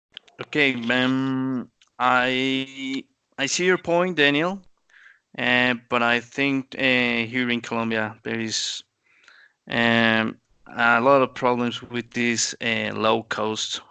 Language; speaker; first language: English; non-native, learner; Spanish